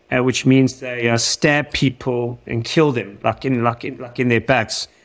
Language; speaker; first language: English; native; English